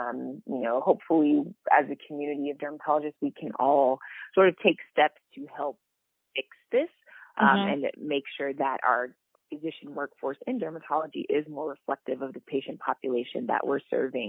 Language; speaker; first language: English; native; English